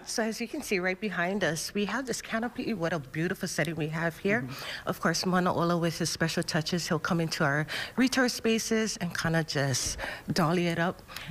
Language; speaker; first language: English; native; English